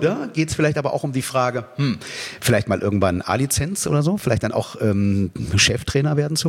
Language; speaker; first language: German; native; German